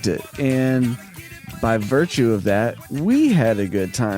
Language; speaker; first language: English; native; English